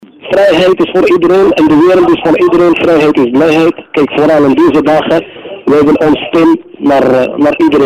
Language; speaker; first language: Dutch; non-native, learner; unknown